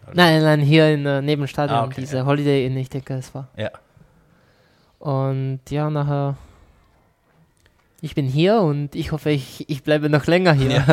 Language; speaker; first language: German; non-native, learner; Czech